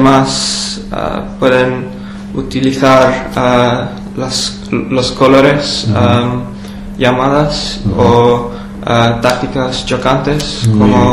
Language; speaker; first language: Spanish; non-native, learner; English